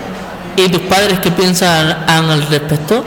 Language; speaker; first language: Spanish; native; Spanish